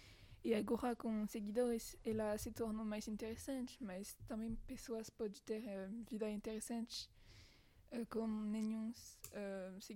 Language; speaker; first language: Portuguese; non-native, learner; French